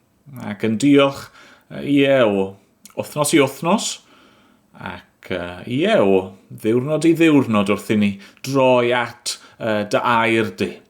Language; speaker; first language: Welsh; native; Welsh